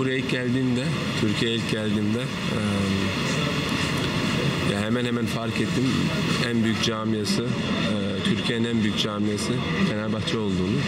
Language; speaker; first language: Turkish; early bilingual, heritage; Turkish